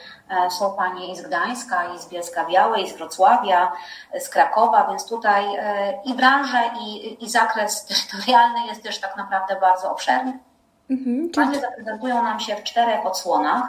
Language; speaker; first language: Polish; native; Polish